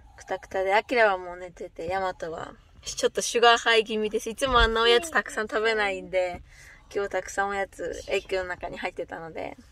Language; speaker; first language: Japanese; native; Japanese